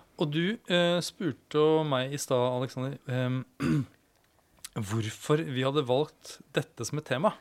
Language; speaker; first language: Norwegian; native; Norwegian